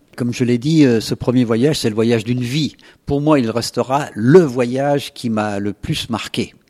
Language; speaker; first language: French; native; French